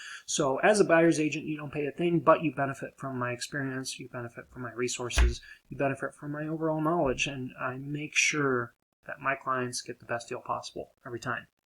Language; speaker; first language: English; native; English